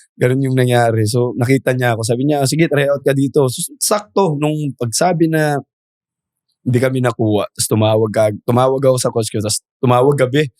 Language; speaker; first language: Filipino; non-native, local second language; Cebuano